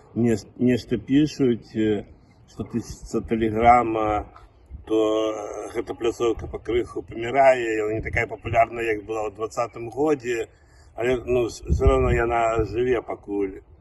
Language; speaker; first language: Belarusian; native; Belarusian